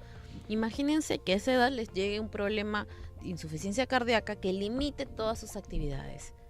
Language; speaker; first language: Spanish; native; Spanish